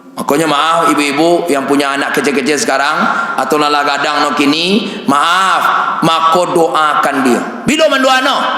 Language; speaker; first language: Malay; non-native, local second language; Minangkabau